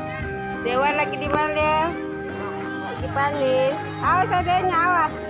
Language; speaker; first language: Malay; non-native, local second language; Sundanese